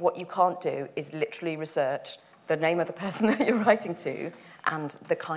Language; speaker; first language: English; native; English